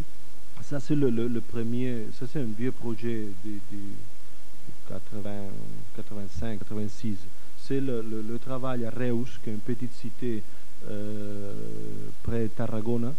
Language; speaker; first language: French; non-native, fluent; Catalan